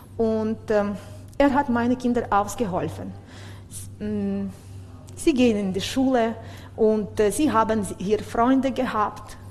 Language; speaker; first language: German; non-native, learner; Ukrainian